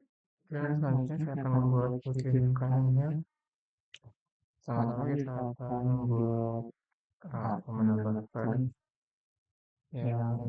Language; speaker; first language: Indonesian; native; Indonesian